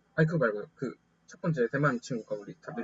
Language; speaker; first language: Korean; native; Korean